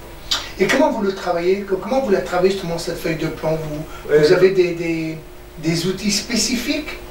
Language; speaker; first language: French; native; French